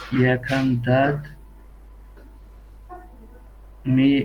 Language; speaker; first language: Persian; non-native, learner; Urdu